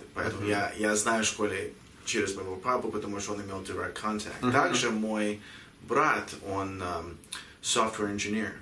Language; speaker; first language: Russian; early bilingual, heritage; Russian